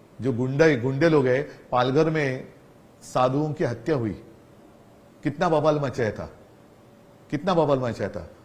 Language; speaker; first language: Hindi; non-native, local second language; Marathi